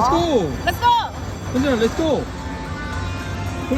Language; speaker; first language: Korean; native; Korean